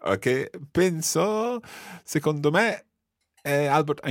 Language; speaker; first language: Italian; non-native, fluent; English